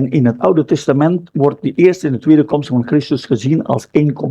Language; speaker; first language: Dutch; non-native, fluent; Indonesian